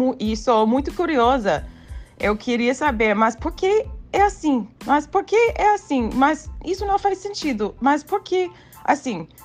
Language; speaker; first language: Portuguese; non-native, fluent; English